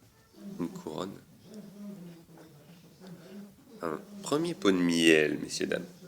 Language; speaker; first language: French; native; French